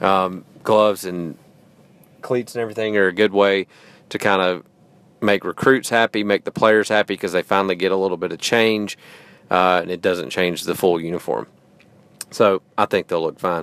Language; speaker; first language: English; native; English